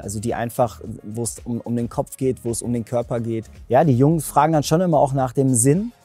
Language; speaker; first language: German; native; German